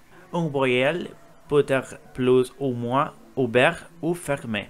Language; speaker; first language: French; non-native, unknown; Spanish